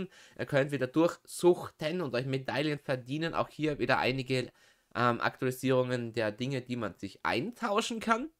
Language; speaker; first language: German; native; German